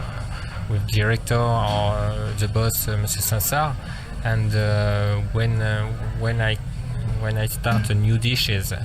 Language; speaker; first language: English; non-native, learner; French